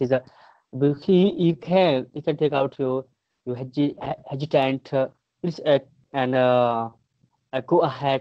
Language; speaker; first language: English; non-native, fluent; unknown